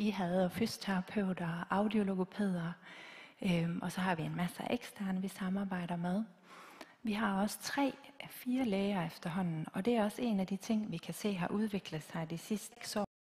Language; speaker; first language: Danish; native; Danish